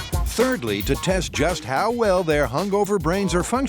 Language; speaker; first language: English; native; English